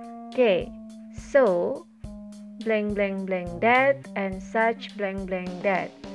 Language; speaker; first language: English; non-native, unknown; Indonesian